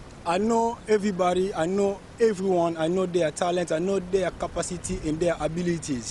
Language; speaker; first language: English; non-native, fluent; Lingala